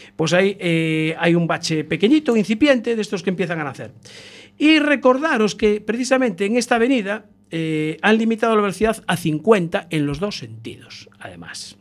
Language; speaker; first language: Spanish; native; Spanish